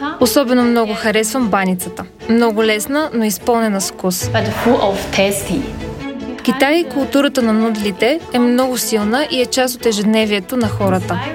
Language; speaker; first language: Bulgarian; non-native, fluent; Chinese